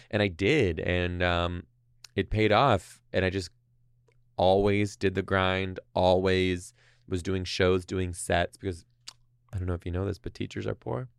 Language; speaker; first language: English; native; English